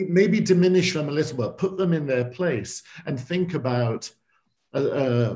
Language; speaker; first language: English; native; English